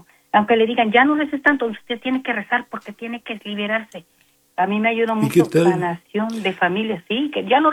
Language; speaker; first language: Spanish; native; Spanish